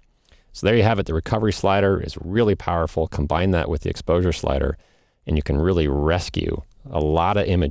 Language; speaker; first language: English; native; English